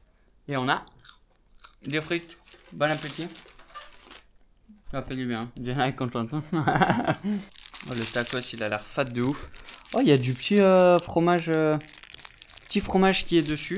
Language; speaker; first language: French; native; French